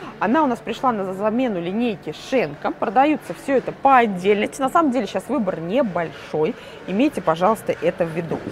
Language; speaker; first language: Russian; native; Russian